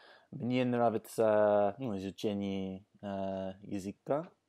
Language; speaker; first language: Russian; non-native, learner; English